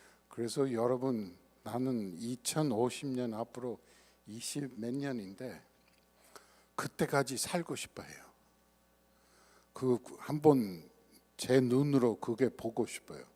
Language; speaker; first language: Korean; non-native, fluent; English